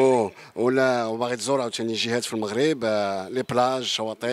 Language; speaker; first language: Arabic; native; Arabic